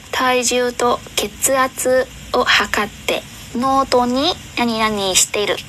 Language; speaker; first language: Japanese; non-native, fluent; Vietnamese